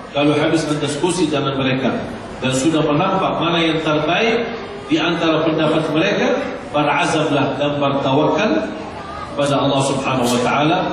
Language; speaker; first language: Malay; non-native, fluent; Arabic